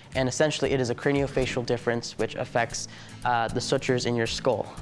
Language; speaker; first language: English; native; English